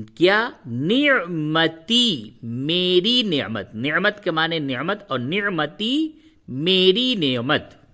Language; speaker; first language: Urdu; native; Urdu